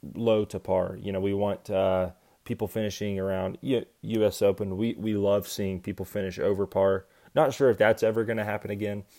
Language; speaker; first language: English; native; English